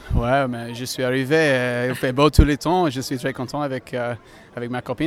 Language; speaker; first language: French; non-native, learner; English